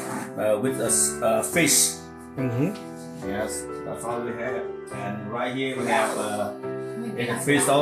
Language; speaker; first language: English; non-native, learner; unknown